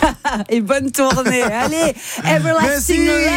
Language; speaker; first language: French; native; French